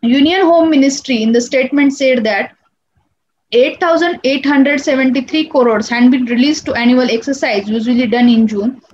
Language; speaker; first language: English; non-native, local second language; Marathi